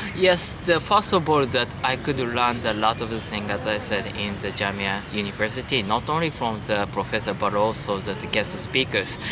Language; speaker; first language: English; non-native, learner; Japanese